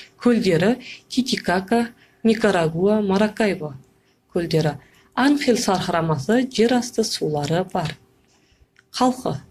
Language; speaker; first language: Kazakh; native; Kazakh